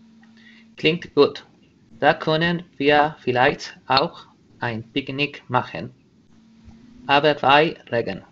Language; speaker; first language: German; non-native, learner; Spanish